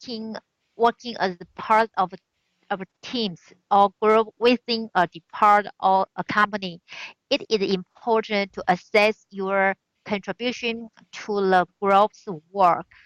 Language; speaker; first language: English; non-native, learner; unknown